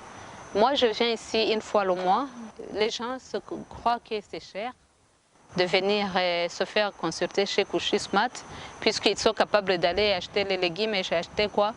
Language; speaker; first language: French; non-native, local second language; Kinyarwanda